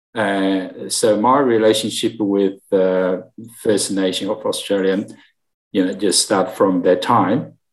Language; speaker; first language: English; non-native, learner; Chinese